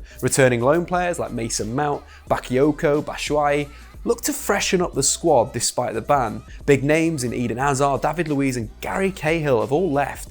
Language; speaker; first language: English; native; English